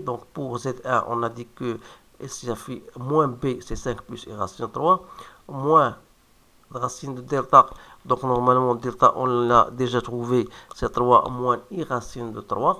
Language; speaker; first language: French; non-native, local second language; Arabic